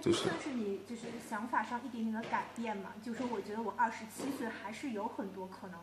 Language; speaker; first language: Chinese; native; Chinese